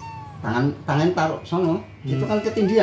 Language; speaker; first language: Indonesian; non-native, local second language; Javanese